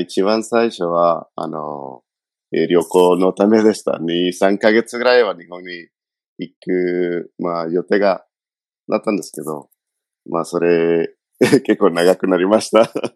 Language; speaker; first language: Japanese; non-native, fluent; Spanish